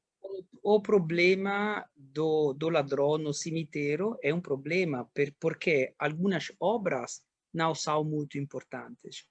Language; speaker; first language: Portuguese; non-native, learner; Italian